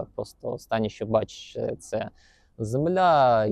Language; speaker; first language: Ukrainian; native; Ukrainian